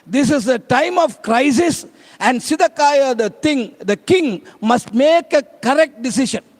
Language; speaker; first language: English; non-native, local second language; Tamil